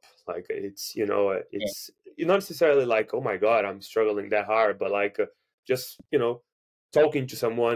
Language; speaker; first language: English; non-native, fluent; Portuguese